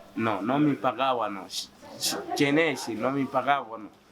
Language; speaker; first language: Italian; non-native, learner; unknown